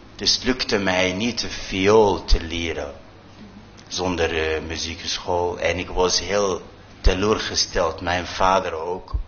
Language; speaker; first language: Dutch; non-native, fluent; Arabic